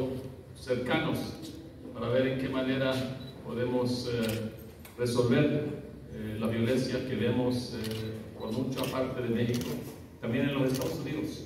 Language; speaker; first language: Spanish; early bilingual, heritage; English